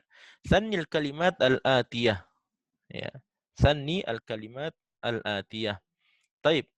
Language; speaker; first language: Arabic; non-native, fluent; Indonesian